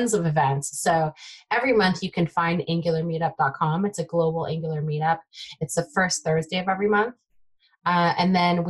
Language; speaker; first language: English; early bilingual, other home language; Min Nan Chinese